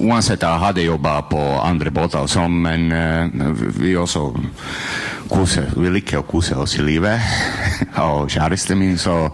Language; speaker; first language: Norwegian; non-native, learner; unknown